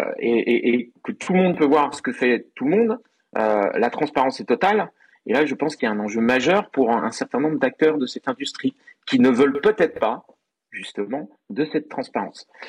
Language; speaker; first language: French; native; French